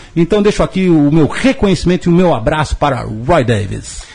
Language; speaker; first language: Portuguese; native; Portuguese